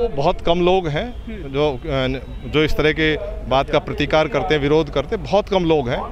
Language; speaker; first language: Hindi; native; Hindi